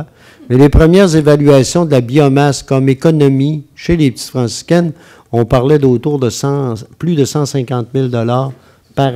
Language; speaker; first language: French; native; French